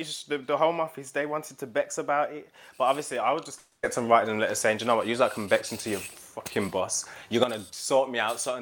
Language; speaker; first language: English; native; English